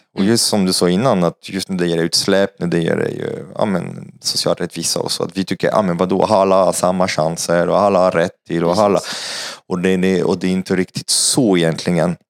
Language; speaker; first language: Swedish; non-native, fluent; French